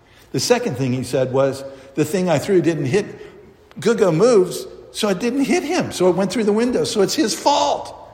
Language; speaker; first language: English; native; English